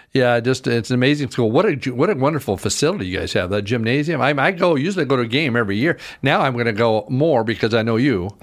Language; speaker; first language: English; native; English